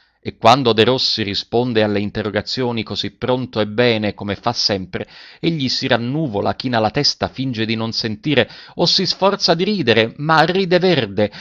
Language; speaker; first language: Italian; native; Italian